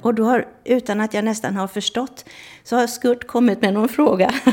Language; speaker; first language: Swedish; native; Swedish